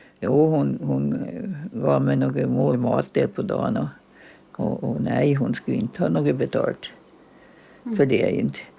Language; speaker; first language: Swedish; native; Swedish